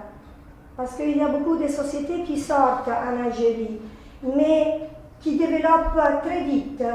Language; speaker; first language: French; non-native, fluent; Italian